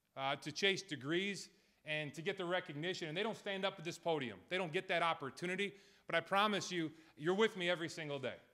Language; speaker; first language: English; native; English